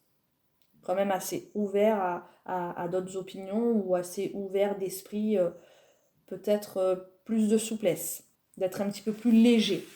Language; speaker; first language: French; native; French